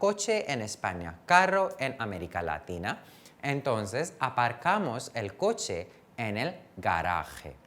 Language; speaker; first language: Spanish; non-native, fluent; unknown